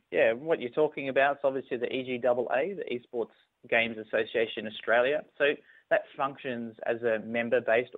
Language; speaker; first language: English; native; English